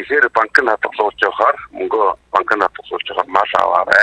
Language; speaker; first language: Mongolian; native; Mongolian